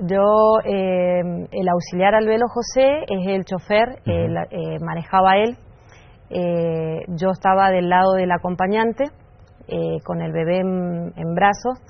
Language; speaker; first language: Spanish; native; Spanish